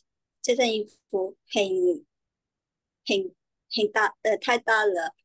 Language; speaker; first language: Chinese; non-native, learner; Thai